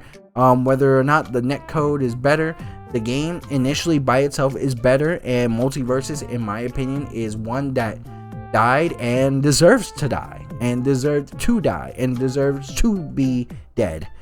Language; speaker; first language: English; native; English